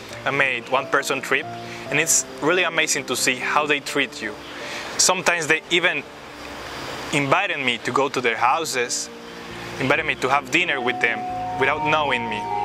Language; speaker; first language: English; non-native, fluent; Spanish